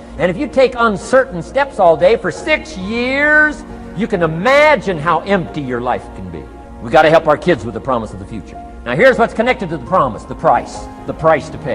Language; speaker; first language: English; native; English